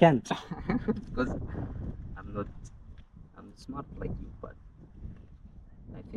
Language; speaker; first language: English; non-native, learner; Arabic